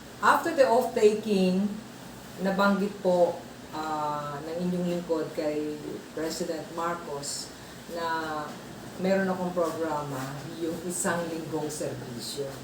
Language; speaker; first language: Filipino; non-native, local second language; Bikol